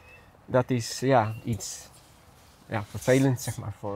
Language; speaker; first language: Dutch; non-native, fluent; Spanish